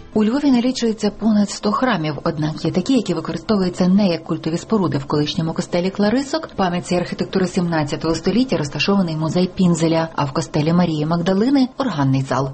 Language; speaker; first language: Ukrainian; native; Ukrainian